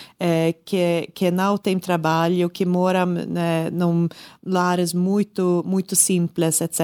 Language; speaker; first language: Portuguese; non-native, learner; Swedish